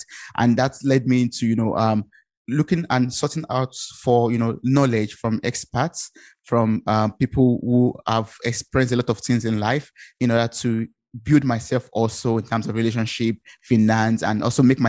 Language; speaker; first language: English; non-native, local second language; Yoruba